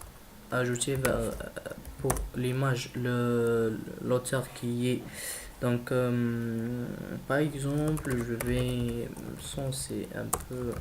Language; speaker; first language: French; non-native, learner; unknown